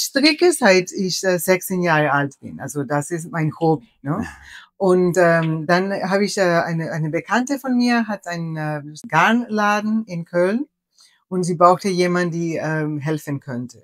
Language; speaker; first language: German; non-native, fluent; Spanish